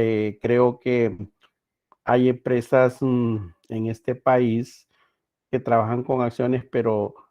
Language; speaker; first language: Spanish; native; Spanish